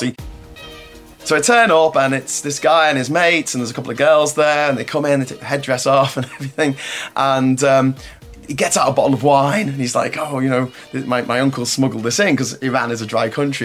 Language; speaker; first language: English; native; English